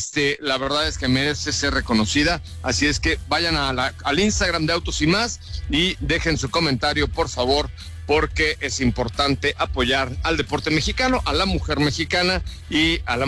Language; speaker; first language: Spanish; native; Spanish